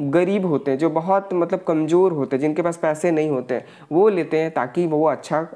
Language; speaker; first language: Hindi; native; Hindi